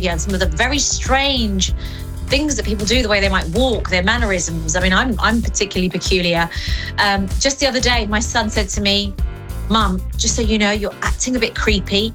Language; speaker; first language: English; early bilingual, other home language; Greek